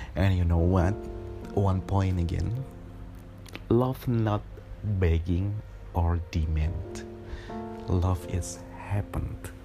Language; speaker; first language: English; non-native, learner; Indonesian